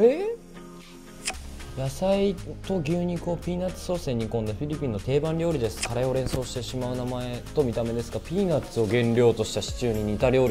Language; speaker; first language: Japanese; native; Japanese